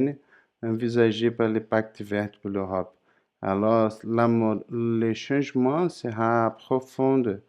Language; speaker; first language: French; non-native, learner; Portuguese